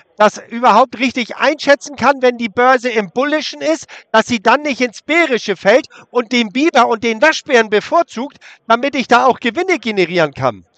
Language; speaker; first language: German; native; German